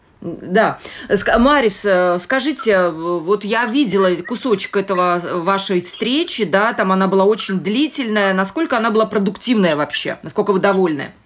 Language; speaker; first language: Russian; native; Russian